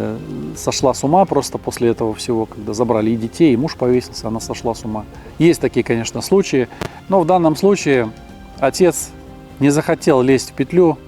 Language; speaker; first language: Russian; native; Russian